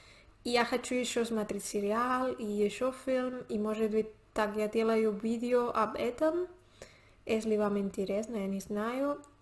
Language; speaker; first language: Russian; non-native, learner; Spanish